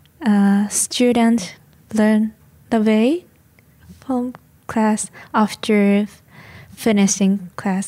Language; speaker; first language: English; non-native, learner; Japanese